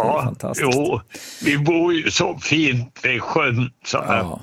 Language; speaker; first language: Swedish; native; Swedish